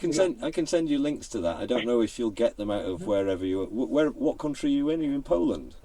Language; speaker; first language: English; native; English